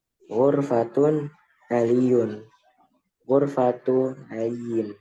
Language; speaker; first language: Arabic; non-native, learner; Indonesian